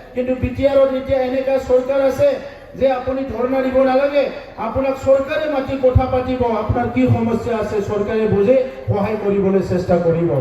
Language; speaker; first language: Assamese; non-native, local second language; Bodo